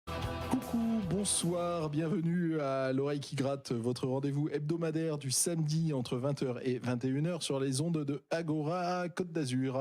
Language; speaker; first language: French; native; French